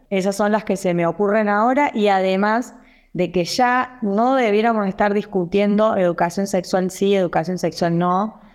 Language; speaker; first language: Spanish; native; Spanish